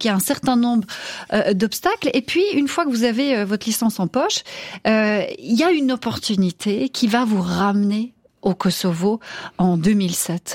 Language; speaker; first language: French; native; French